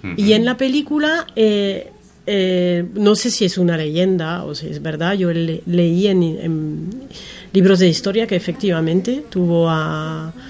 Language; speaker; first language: Spanish; non-native, fluent; French